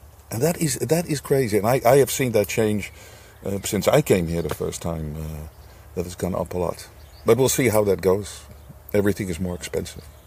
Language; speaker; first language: English; non-native, fluent; Dutch